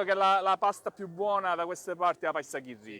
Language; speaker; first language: Italian; native; Italian